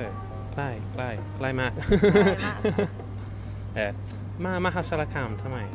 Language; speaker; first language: Thai; non-native, learner; English